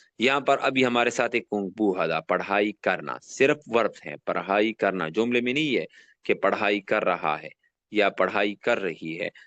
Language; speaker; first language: Urdu; non-native, local second language; Pashto